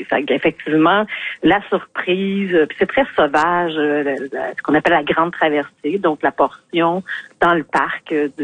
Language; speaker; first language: French; native; French